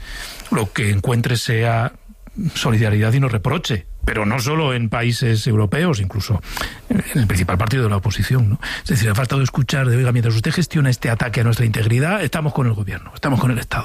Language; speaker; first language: Spanish; native; Spanish